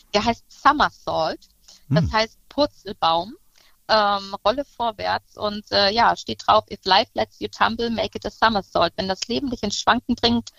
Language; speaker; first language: German; native; German